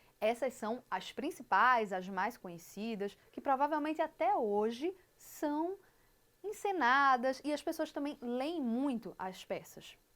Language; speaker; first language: Portuguese; native; Portuguese